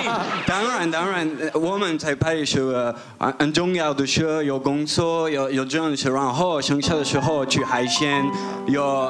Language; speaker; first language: Chinese; non-native, fluent; French